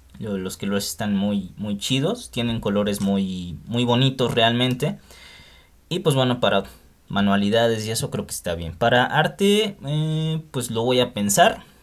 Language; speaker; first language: Spanish; native; Spanish